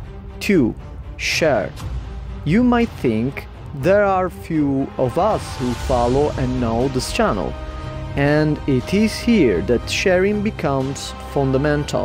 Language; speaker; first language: English; non-native, fluent; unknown